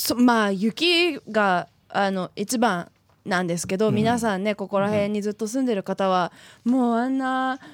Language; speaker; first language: Japanese; native; Japanese